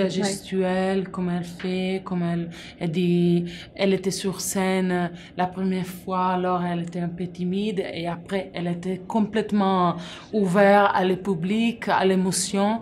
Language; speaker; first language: French; non-native, fluent; Italian